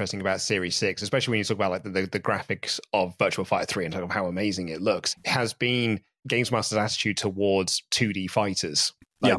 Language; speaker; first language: English; native; English